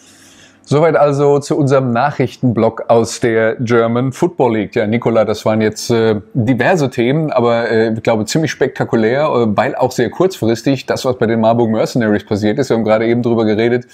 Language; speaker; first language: German; native; German